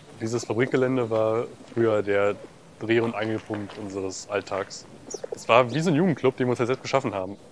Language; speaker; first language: German; native; German